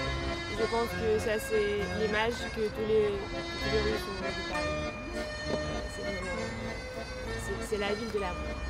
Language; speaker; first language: French; non-native, fluent; Russian